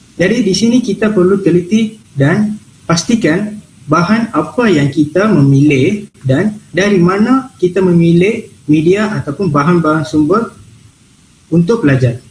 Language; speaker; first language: Malay; non-native, local second language; Tamil